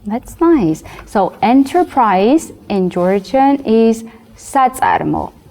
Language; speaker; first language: English; non-native, fluent; Georgian